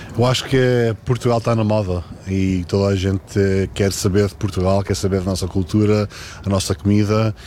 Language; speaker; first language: Portuguese; early bilingual, heritage; Portuguese